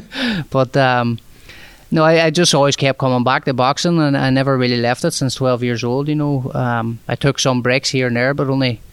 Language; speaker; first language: English; native; English